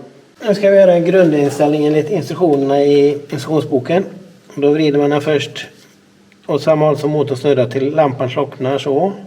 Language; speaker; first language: Swedish; native; Swedish